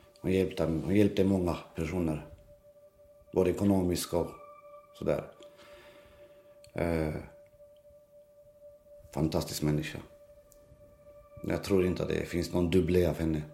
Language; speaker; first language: Swedish; non-native, local second language; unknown